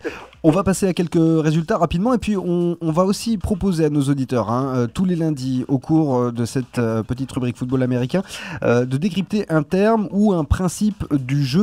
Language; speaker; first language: French; native; French